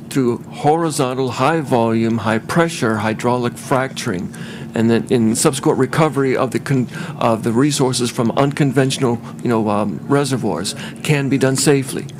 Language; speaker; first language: English; native; English